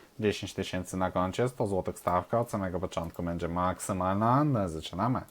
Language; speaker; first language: Polish; non-native, fluent; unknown